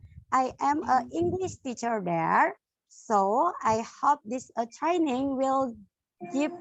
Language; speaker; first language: English; non-native, learner; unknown